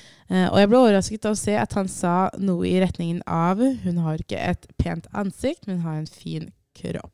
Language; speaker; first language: Norwegian; native; Norwegian